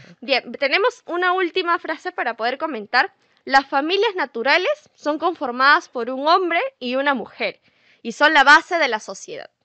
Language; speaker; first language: Spanish; native; Spanish